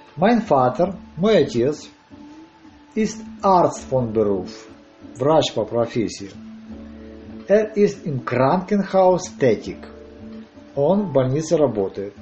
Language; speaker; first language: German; non-native, learner; Russian